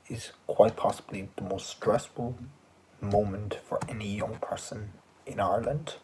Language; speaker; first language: English; native; English